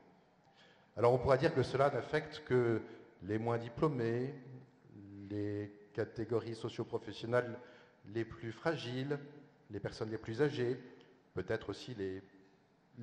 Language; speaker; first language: French; native; French